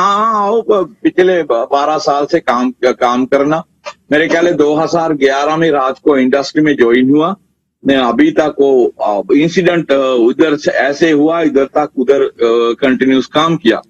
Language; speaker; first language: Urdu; non-native, learner; Sinhala